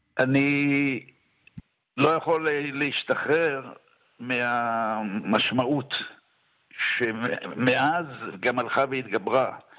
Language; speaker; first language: Hebrew; native; Hebrew